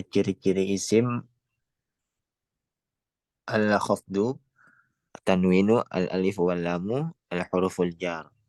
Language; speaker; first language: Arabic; non-native, learner; Indonesian